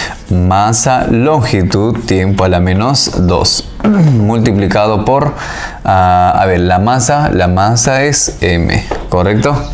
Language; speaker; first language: Spanish; native; Spanish